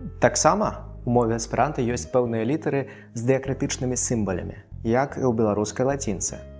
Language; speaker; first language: Belarusian; non-native, local second language; Russian